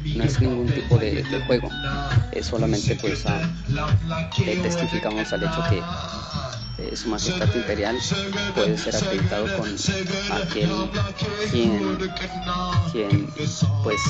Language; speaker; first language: Spanish; early bilingual, heritage; Spanish